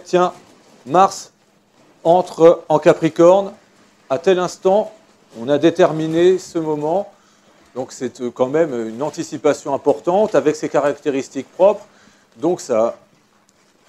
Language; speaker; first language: French; native; French